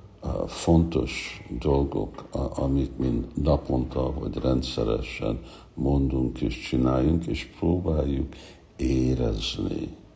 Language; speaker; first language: Hungarian; non-native, learner; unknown